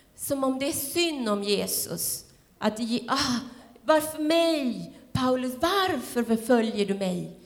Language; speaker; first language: Swedish; non-native, fluent; Spanish